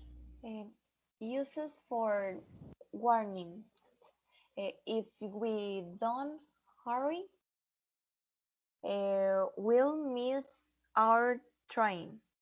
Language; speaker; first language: English; non-native, learner; Spanish